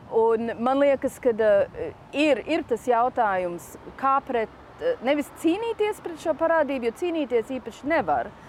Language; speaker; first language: Latvian; early bilingual, heritage; Latvian